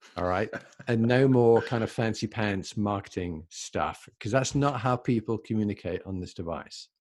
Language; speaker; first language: English; native; English